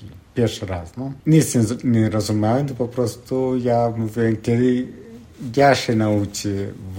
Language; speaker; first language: Polish; non-native, fluent; Spanish